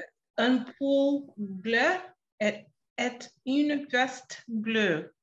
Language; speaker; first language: French; non-native, learner; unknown